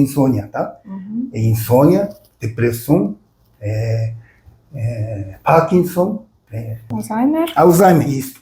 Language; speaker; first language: Portuguese; non-native, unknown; Japanese